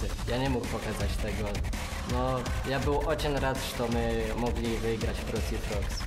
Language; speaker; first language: Russian; non-native, learner; Polish